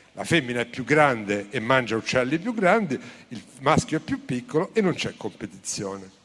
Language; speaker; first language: Italian; native; Italian